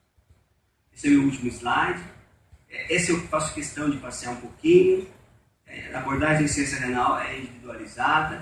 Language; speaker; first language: Portuguese; native; Portuguese